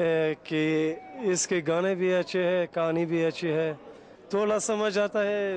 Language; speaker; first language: Hindi; non-native, learner; Persian